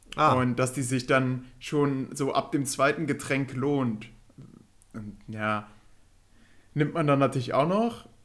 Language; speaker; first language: German; native; German